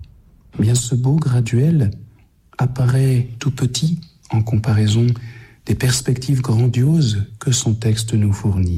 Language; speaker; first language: French; native; French